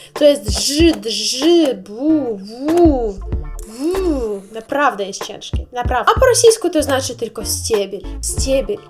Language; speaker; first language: Polish; non-native, learner; Russian